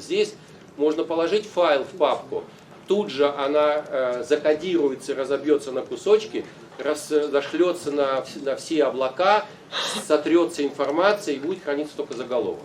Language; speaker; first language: Russian; native; Russian